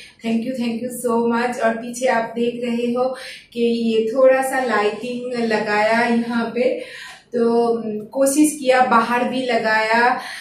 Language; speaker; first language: Hindi; non-native, local second language; Bangla